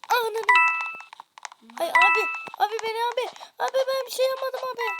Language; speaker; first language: Turkish; native; Turkish